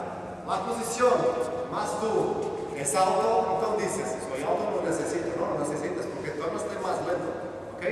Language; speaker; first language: Spanish; non-native, learner; Portuguese